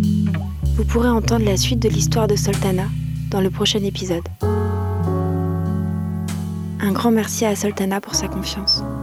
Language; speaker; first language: French; native; French